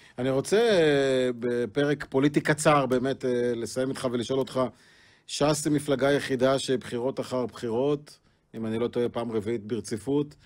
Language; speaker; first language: Hebrew; native; Hebrew